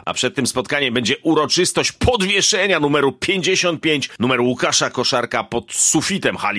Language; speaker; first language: Polish; native; Polish